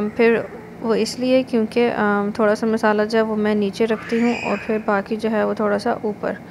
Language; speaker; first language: Urdu; native; Urdu